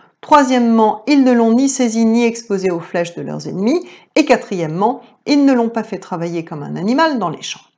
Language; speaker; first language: French; native; French